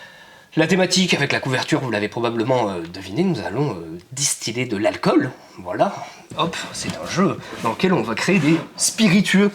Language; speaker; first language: French; native; French